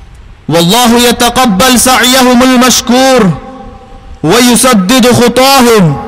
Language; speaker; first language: Arabic; non-native, fluent; Malayalam